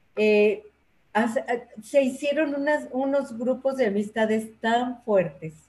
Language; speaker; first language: Spanish; native; Spanish